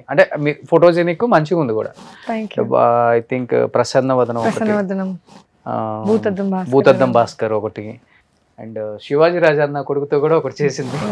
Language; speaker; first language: Telugu; native; Telugu